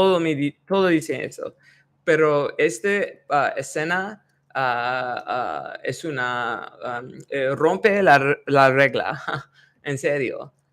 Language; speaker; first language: Spanish; non-native, learner; English